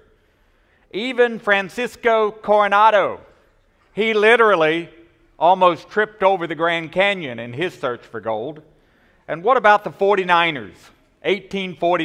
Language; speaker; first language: English; native; English